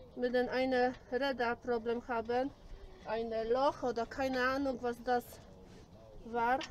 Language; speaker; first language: German; non-native, learner; Polish